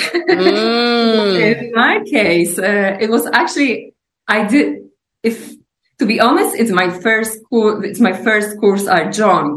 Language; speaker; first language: English; non-native, fluent; Polish